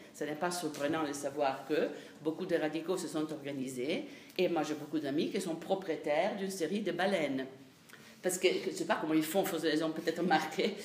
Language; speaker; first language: French; non-native, fluent; Italian